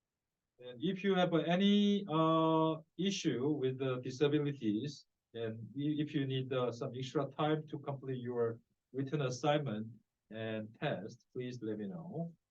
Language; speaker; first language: English; non-native, fluent; Korean